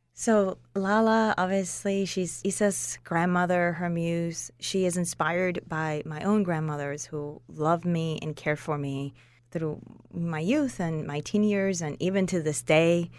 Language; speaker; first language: English; non-native, fluent; Spanish